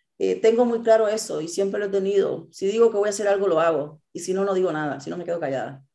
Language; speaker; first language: Spanish; native; Spanish